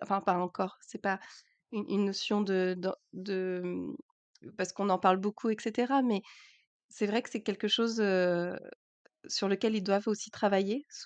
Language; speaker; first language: French; native; French